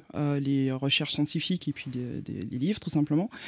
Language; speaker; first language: French; native; French